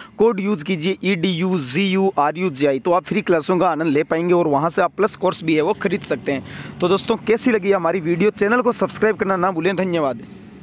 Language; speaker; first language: Hindi; native; Hindi